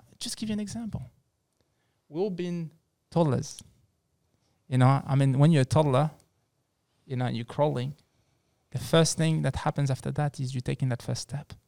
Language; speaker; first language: English; non-native, fluent; French